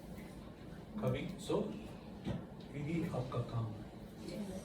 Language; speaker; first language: Hindi; non-native, local second language; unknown